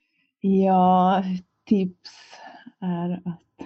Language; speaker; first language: Swedish; non-native, fluent; Hungarian